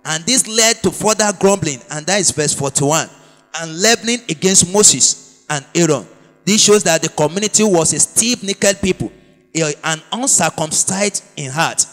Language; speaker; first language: English; non-native, local second language; Yoruba